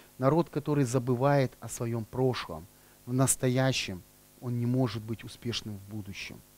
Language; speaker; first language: Russian; native; Russian